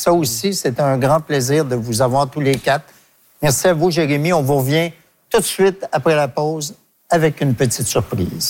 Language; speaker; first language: French; native; French